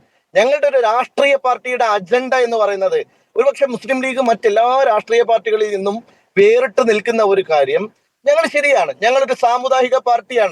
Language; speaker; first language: Malayalam; native; Malayalam